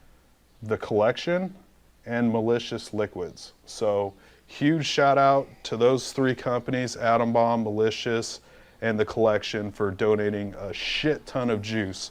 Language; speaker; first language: English; native; English